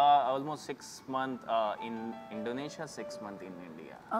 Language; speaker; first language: English; non-native, local second language; Hindi